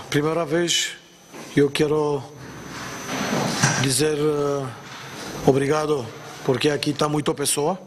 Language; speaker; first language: Portuguese; non-native, learner; Spanish